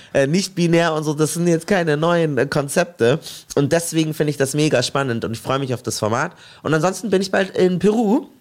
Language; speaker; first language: German; native; German